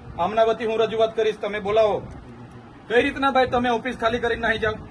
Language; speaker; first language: Gujarati; non-native, local second language; Vasavi